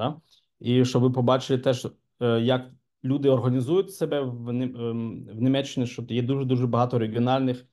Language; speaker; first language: Ukrainian; non-native, local second language; Russian